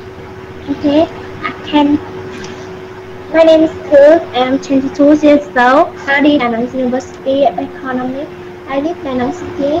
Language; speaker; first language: English; non-native, learner; Vietnamese